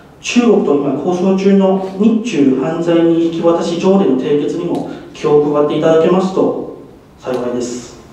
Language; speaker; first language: Japanese; non-native, fluent; Cantonese